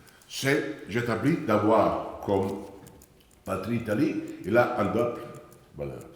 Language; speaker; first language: French; non-native, fluent; Italian